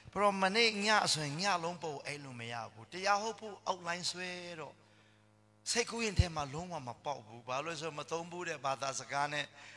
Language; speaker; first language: Burmese; non-native, local second language; Hakha Chin